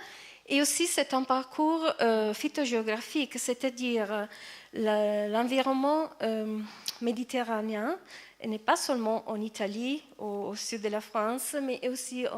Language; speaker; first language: French; non-native, fluent; Italian